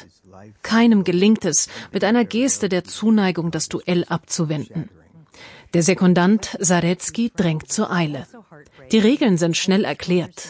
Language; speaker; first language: German; native; German